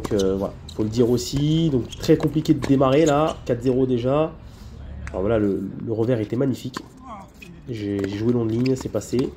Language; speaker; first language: French; native; French